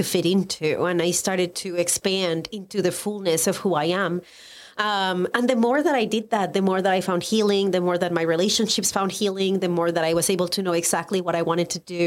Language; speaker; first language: English; non-native, fluent; Spanish